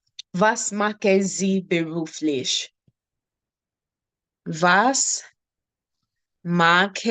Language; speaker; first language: German; non-native, fluent; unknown